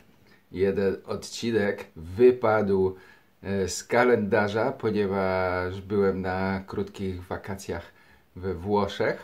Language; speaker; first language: Polish; native; Polish